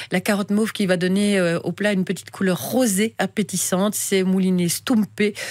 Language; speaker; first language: French; native; French